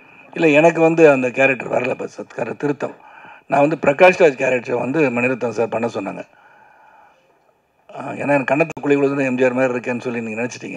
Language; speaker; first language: Tamil; native; Tamil